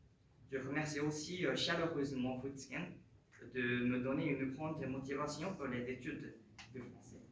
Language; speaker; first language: French; non-native, fluent; Japanese